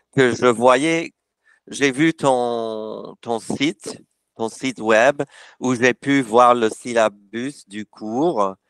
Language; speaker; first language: French; non-native, fluent; English